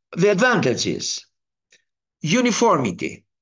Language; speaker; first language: English; non-native, fluent; Greek